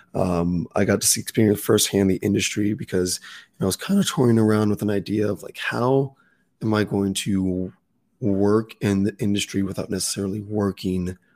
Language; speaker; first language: English; native; English